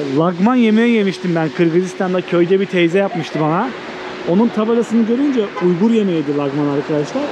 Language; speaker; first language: Turkish; native; Turkish